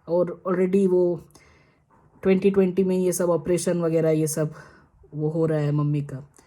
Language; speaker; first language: Hindi; native; Hindi